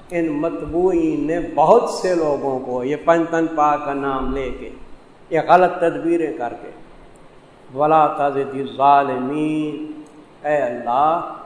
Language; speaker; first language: Urdu; non-native, local second language; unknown